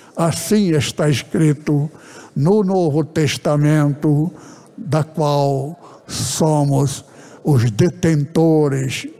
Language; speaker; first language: Portuguese; early bilingual, other home language; Japanese